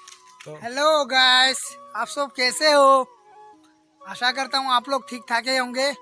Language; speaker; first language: Hindi; non-native, local second language; Assamese